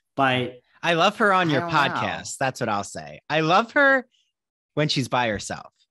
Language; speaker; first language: English; native; English